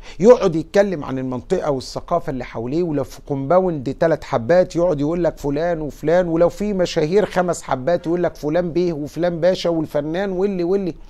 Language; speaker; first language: Arabic; native; Arabic